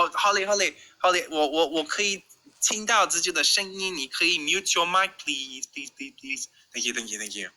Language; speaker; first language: Chinese; non-native, learner; English